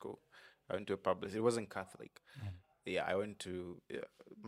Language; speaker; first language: English; non-native, local second language; Bemba